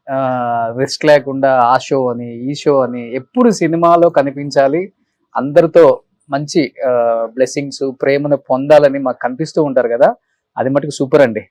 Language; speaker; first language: Telugu; native; Telugu